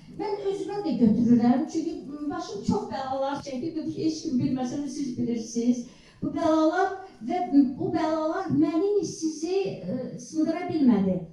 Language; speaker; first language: Azerbaijani; non-native, local second language; Lezghian